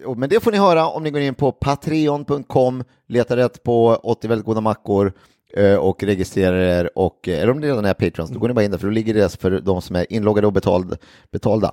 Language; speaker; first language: Swedish; native; Swedish